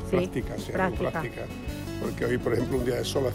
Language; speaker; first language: Spanish; native; Spanish